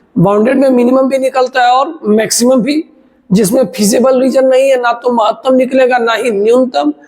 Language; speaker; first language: Hindi; native; Hindi